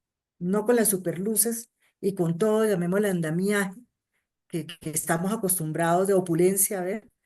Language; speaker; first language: Spanish; native; Spanish